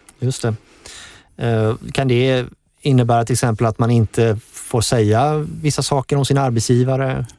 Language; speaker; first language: Swedish; native; Swedish